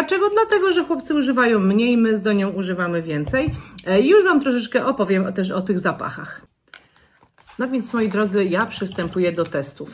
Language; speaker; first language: Polish; native; Polish